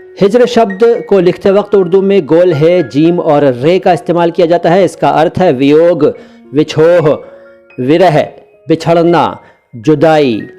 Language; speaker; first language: Hindi; native; Hindi